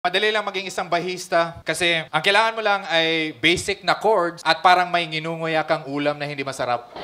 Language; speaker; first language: Filipino; non-native, local second language; Cebuano